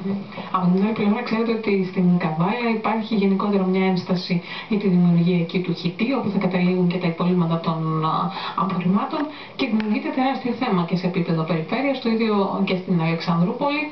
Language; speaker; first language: Greek; native; Greek